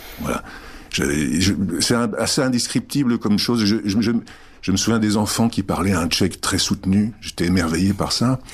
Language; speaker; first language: French; early bilingual, other home language; Czech